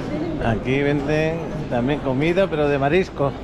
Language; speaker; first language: Spanish; native; Spanish